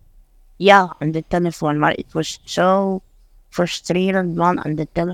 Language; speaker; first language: Dutch; non-native, fluent; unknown